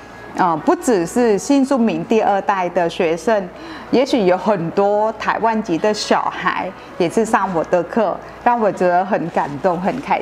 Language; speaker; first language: Chinese; non-native, fluent; Vietnamese